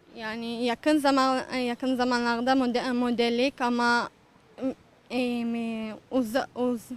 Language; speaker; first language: Turkish; non-native, fluent; Hebrew